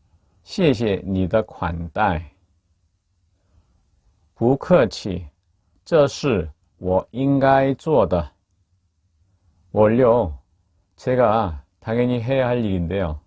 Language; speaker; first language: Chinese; non-native, fluent; Korean